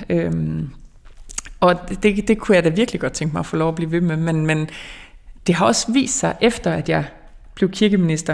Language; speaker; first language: Danish; native; Danish